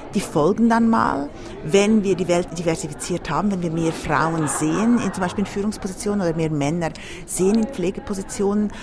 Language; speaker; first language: German; native; German